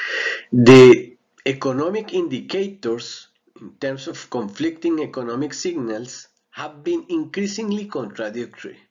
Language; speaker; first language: English; non-native, fluent; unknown